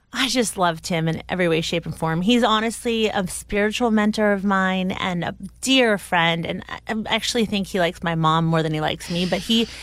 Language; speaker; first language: English; native; English